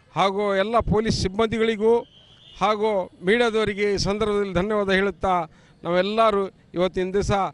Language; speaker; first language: Kannada; non-native, local second language; Urdu